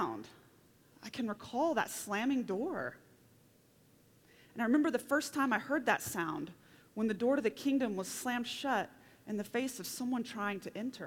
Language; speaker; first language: English; native; English